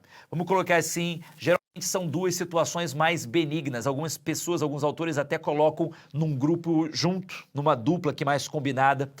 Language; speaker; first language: Portuguese; native; Portuguese